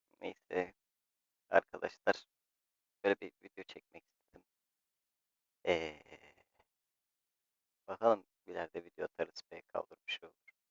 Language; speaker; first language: Turkish; native; Turkish